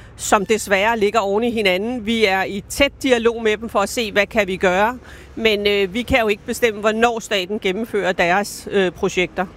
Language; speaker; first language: Danish; native; Danish